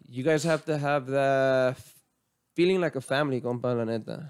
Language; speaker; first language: English; early bilingual, other home language; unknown